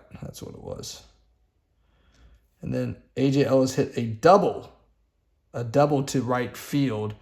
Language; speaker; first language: English; native; English